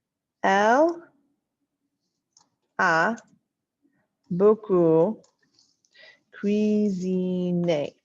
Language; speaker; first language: French; non-native, fluent; English